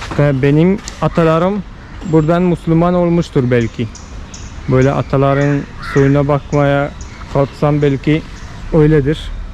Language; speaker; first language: Turkish; non-native, fluent; Malayalam